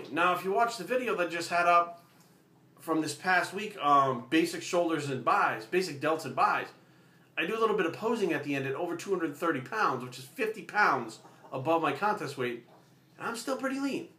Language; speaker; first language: English; native; English